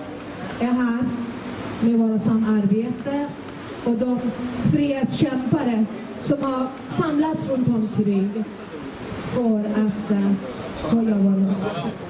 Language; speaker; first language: Swedish; non-native, fluent; Persian